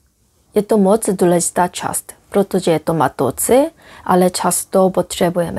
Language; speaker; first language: Czech; non-native, fluent; Korean